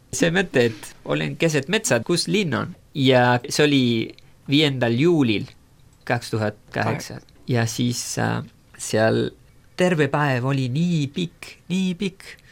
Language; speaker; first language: Estonian; non-native, fluent; Spanish